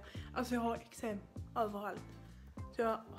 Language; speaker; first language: Swedish; native; Swedish